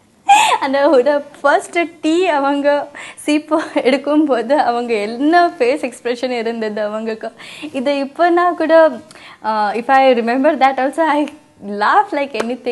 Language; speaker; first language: Tamil; non-native, learner; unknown